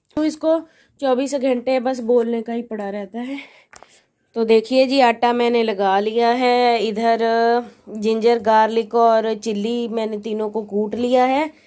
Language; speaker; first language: Hindi; native; Hindi